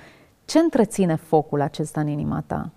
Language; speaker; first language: Romanian; native; Romanian